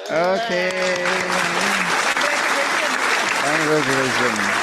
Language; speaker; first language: English; non-native, fluent; Indonesian